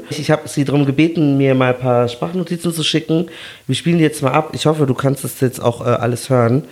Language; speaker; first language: German; early bilingual, other home language; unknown